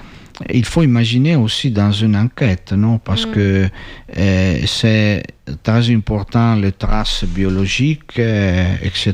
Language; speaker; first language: French; non-native, fluent; Italian